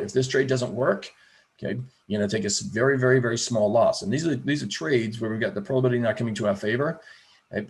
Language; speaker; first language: English; native; English